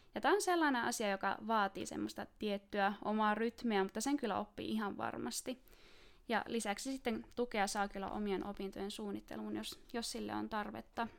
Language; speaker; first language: Finnish; native; Finnish